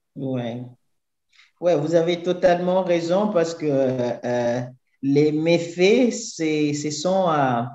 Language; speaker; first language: French; native; French